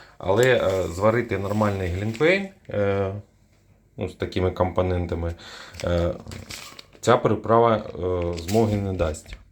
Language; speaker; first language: Ukrainian; non-native, local second language; Russian